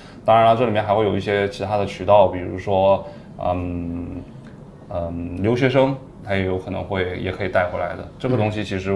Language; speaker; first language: Chinese; native; Chinese